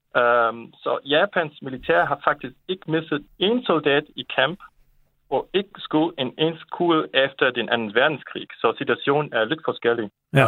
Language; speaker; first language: Danish; non-native, fluent; Japanese